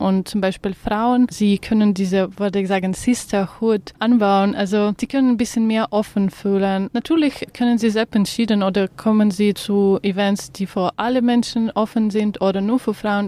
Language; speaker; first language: German; non-native, learner; Russian